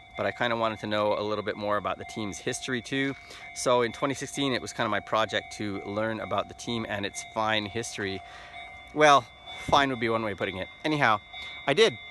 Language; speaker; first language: English; native; English